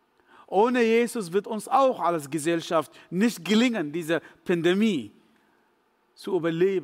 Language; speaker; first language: German; non-native, fluent; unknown